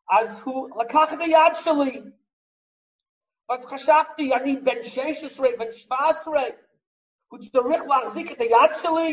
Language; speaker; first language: Hebrew; non-native, fluent; English